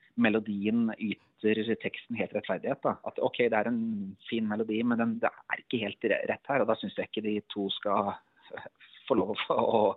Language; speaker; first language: Norwegian; native; Norwegian